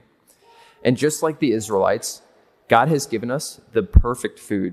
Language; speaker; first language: English; native; English